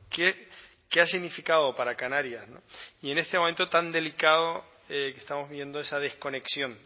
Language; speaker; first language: Spanish; native; Spanish